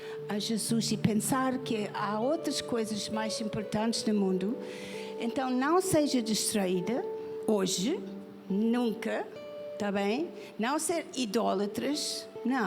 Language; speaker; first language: Portuguese; non-native, fluent; English